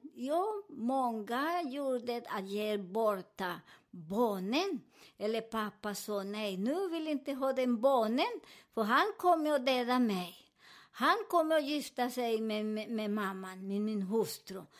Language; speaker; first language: Swedish; non-native, learner; Spanish